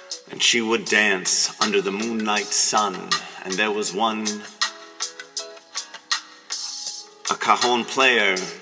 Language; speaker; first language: English; native; English